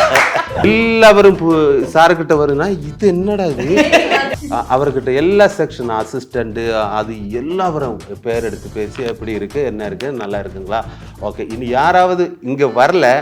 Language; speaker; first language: Tamil; non-native, learner; Malayalam